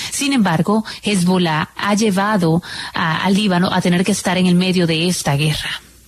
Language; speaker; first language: Spanish; native; Spanish